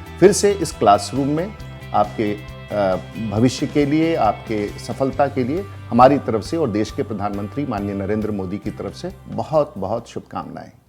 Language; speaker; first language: Hindi; native; Hindi